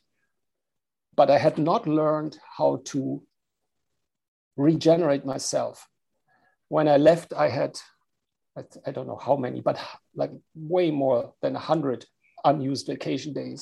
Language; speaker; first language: English; non-native, fluent; German